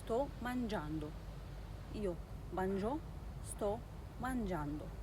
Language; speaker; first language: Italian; non-native, fluent; Arabic